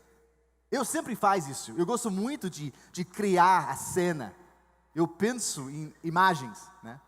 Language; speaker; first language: Portuguese; non-native, fluent; English